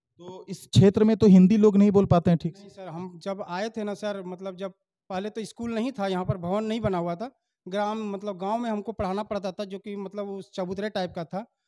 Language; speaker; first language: Hindi; native; Hindi